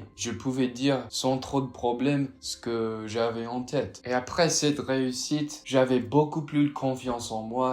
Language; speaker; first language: French; non-native, fluent; English